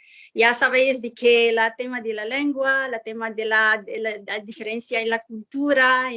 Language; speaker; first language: Spanish; non-native, fluent; Arabic